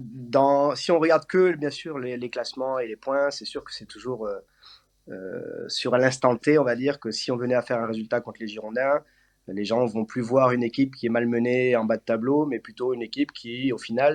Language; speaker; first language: French; native; French